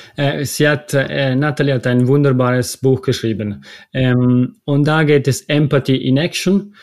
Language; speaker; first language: German; non-native, local second language; Italian